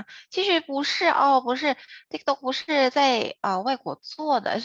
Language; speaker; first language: Chinese; non-native, fluent; Indonesian